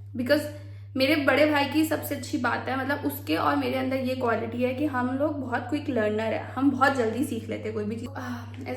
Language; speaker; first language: Hindi; native; Hindi